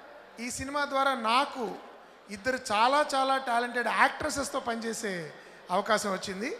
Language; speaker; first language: Telugu; native; Telugu